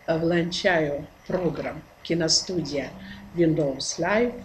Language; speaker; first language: Polish; non-native, learner; Ukrainian